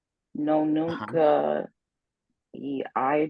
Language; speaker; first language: Spanish; non-native, learner; English